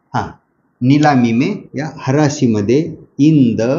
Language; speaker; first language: Hindi; non-native, local second language; Marathi